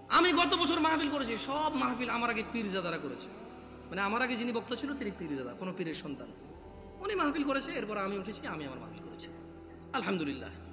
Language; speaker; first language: Bangla; native; Bangla